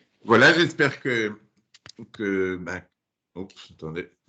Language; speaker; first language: French; native; French